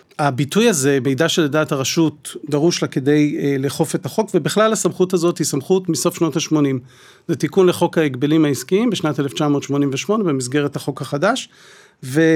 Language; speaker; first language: Hebrew; native; Hebrew